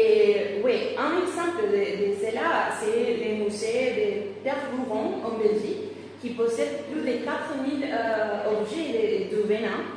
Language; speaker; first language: French; non-native, fluent; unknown